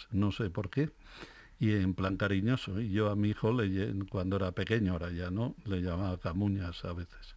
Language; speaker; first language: Spanish; native; Spanish